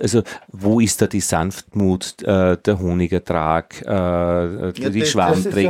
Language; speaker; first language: German; native; German